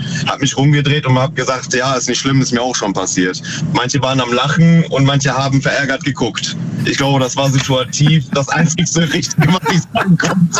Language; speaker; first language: German; native; German